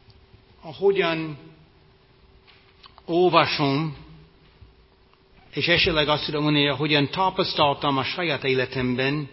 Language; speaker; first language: Hungarian; non-native, fluent; English